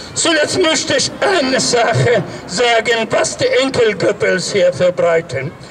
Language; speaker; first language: German; non-native, fluent; Arabic